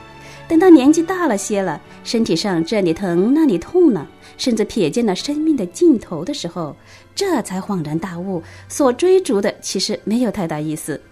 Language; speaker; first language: Chinese; native; Chinese